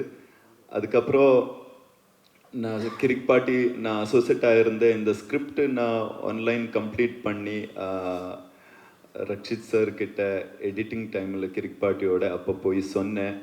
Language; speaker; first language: Tamil; non-native, learner; Kannada